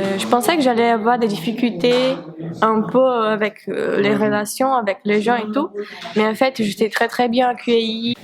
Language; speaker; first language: French; non-native, fluent; Persian